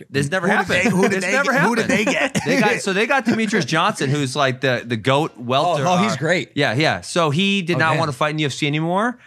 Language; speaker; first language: English; native; English